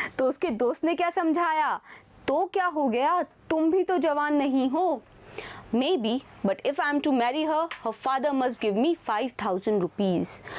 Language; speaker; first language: Hindi; native; Hindi